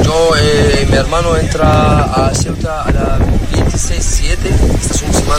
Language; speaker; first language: Spanish; non-native, learner; Arabic